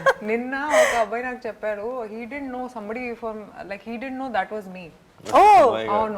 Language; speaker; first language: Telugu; non-native, local second language; Hindi